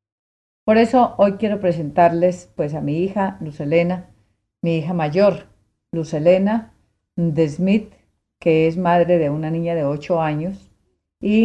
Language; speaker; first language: Spanish; native; Spanish